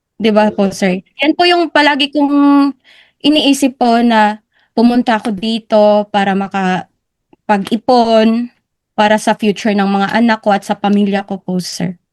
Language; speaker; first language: Filipino; native; Filipino